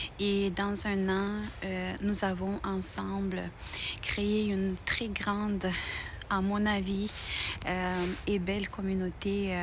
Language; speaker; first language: French; non-native, fluent; Romanian